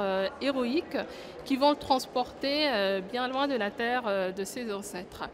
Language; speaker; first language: French; non-native, local second language; Wolof